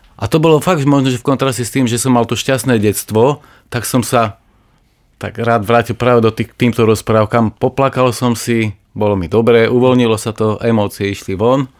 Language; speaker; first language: Slovak; native; Slovak